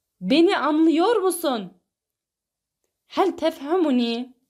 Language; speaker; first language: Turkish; non-native, fluent; Arabic